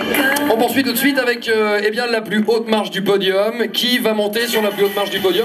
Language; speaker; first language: French; native; French